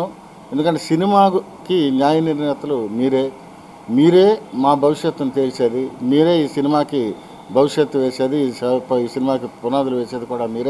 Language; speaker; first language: Telugu; native; Telugu